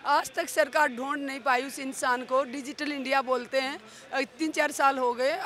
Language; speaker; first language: Hindi; native; Hindi